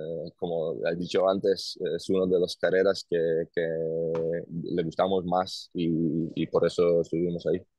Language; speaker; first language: Spanish; non-native, learner; Hebrew